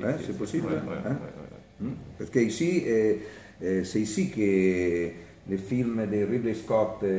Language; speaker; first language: French; non-native, learner; Italian